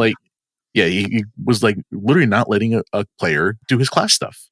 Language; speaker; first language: English; native; English